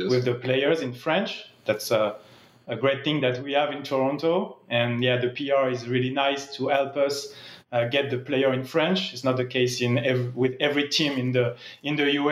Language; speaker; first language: English; non-native, fluent; French